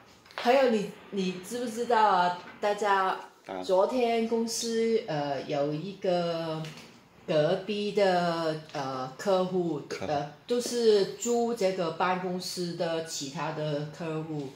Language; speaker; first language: Chinese; non-native, local second language; Cantonese